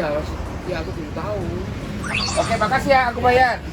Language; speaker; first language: Indonesian; non-native, fluent; Japanese